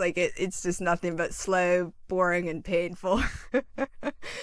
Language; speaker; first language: English; native; English